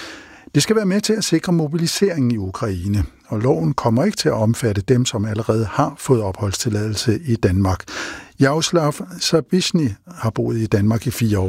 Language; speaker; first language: Danish; native; Danish